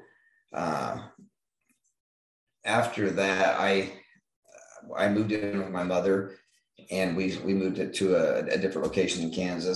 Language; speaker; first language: English; native; English